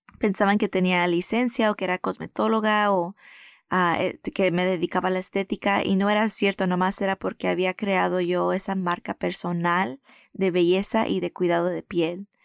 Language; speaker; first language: Spanish; early bilingual, heritage; Spanish